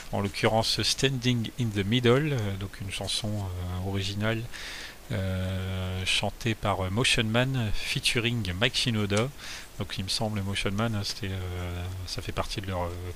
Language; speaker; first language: French; native; French